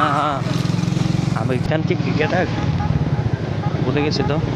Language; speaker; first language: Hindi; non-native, learner; Bangla